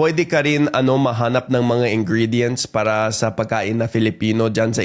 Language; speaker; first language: Filipino; non-native, fluent; English